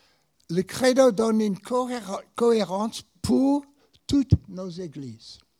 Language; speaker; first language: French; non-native, fluent; English